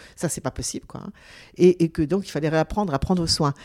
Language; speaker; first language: French; native; French